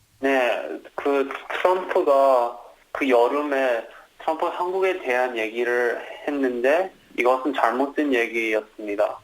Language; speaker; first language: Korean; early bilingual, heritage; Korean